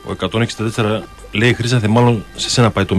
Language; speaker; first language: Greek; native; Greek